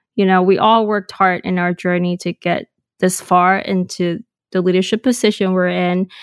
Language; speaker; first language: English; non-native, local second language; Cantonese